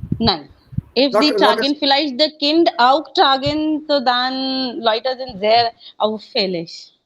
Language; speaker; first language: German; non-native, learner; Hindi